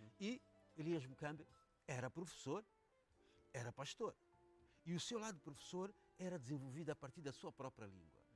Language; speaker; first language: Portuguese; non-native, local second language; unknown